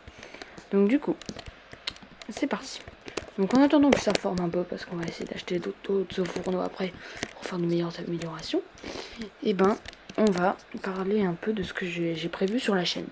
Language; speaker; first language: French; native; French